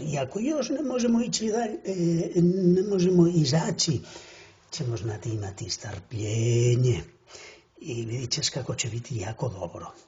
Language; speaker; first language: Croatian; non-native, fluent; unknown